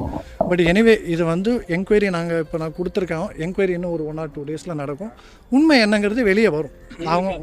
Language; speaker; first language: Tamil; native; Tamil